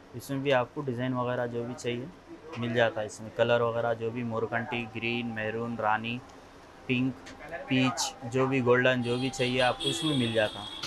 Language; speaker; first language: Hindi; non-native, local second language; Urdu